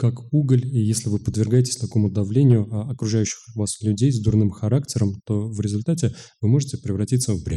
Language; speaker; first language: Russian; native; Russian